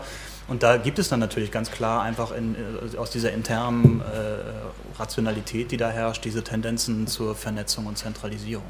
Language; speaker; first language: German; native; German